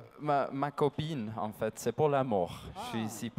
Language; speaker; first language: French; non-native, learner; English